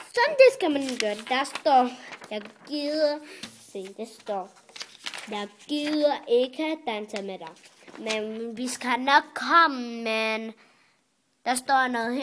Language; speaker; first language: Danish; early bilingual, other home language; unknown